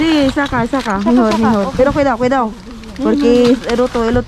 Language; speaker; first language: Spanish; non-native, learner; Filipino